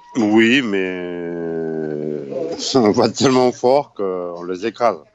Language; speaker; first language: French; non-native, fluent; Spanish